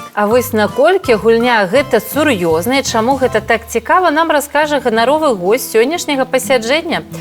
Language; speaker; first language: Belarusian; non-native, local second language; Russian